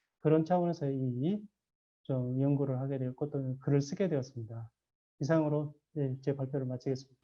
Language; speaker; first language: Korean; native; Korean